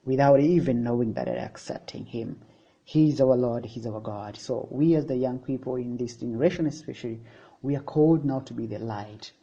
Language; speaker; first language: English; non-native, local second language; Swahili